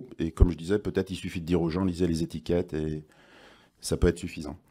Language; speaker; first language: French; native; French